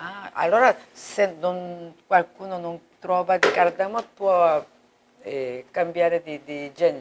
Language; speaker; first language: Italian; non-native, fluent; Korean